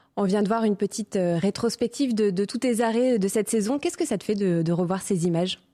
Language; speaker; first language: French; native; French